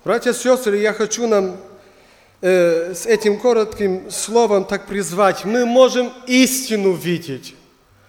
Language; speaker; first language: Russian; non-native, learner; German